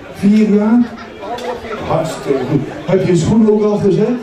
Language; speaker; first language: Dutch; native; Dutch